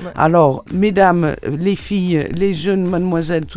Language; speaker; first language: French; non-native, fluent; Dutch